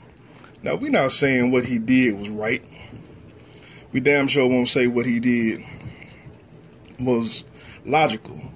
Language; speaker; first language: English; native; English